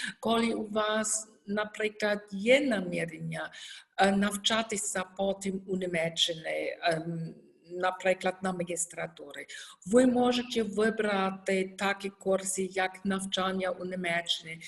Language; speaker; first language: Ukrainian; non-native, learner; German